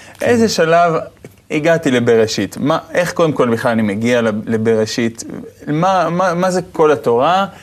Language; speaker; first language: Hebrew; native; Hebrew